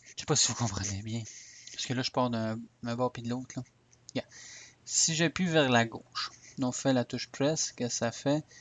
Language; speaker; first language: French; native; French